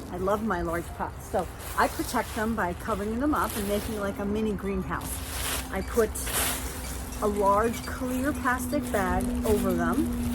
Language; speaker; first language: English; native; English